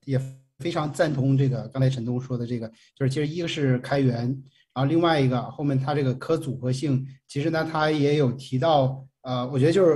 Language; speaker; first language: Chinese; native; Chinese